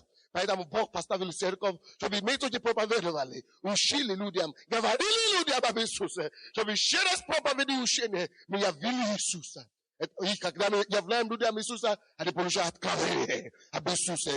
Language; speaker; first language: Russian; non-native, fluent; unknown